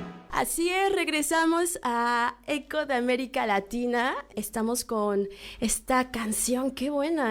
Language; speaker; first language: Spanish; native; Spanish